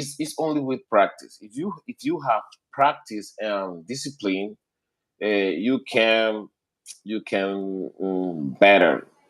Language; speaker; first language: English; non-native, learner; Spanish